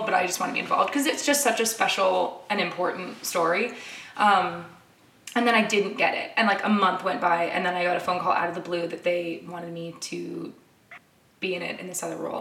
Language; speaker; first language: English; native; English